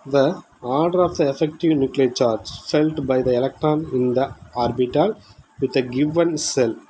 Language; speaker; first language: English; non-native, local second language; Tamil